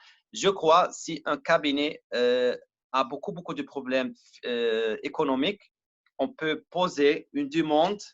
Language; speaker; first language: French; non-native, learner; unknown